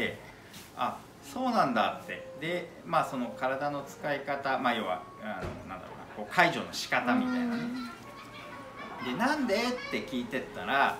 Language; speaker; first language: Japanese; native; Japanese